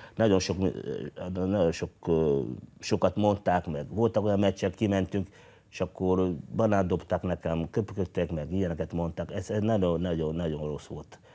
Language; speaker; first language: Hungarian; non-native, fluent; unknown